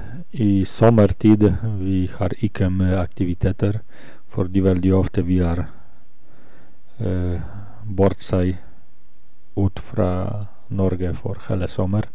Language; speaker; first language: Swedish; non-native, learner; Norwegian